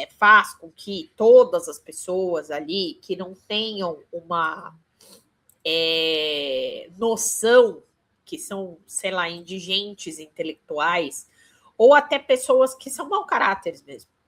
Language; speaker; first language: Portuguese; native; Portuguese